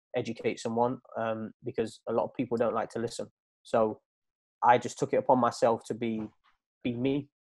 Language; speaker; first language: English; native; English